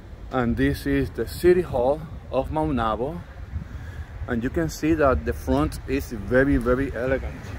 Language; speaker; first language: English; non-native, local second language; Spanish